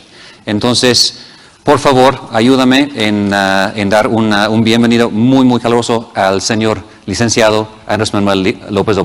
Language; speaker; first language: Spanish; non-native, fluent; English